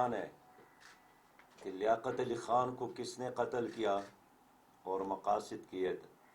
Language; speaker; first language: Urdu; native; Urdu